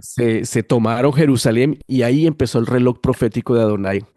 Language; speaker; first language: Spanish; native; Spanish